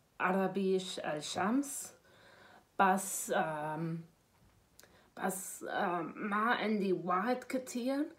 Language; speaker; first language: Arabic; non-native, learner; German